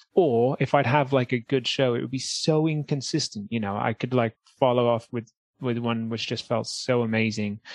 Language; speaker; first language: English; native; English